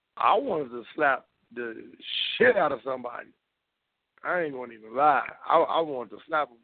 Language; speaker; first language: English; native; English